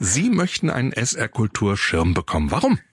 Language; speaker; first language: German; native; German